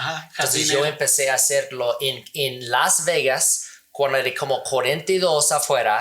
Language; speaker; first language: Spanish; non-native, learner; English